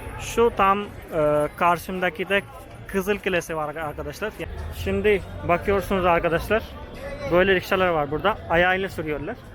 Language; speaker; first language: Turkish; non-native, fluent; Hindi